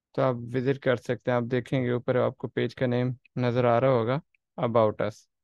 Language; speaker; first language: Urdu; non-native, local second language; Saraiki